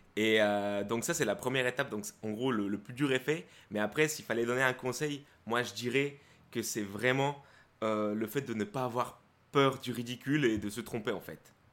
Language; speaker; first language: French; early bilingual, other home language; Spanish